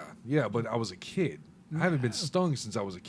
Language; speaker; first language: English; native; English